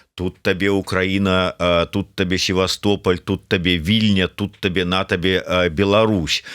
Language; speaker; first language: Belarusian; non-native, local second language; Russian